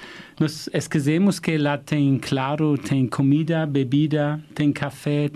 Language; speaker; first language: Portuguese; non-native, fluent; German